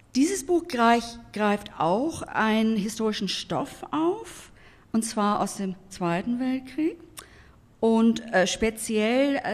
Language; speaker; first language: German; non-native, fluent; English